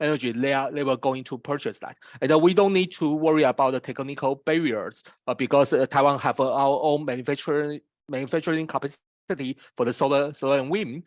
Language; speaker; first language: English; non-native, fluent; Chinese